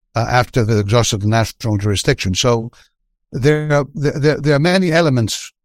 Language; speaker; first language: English; non-native, fluent; Greek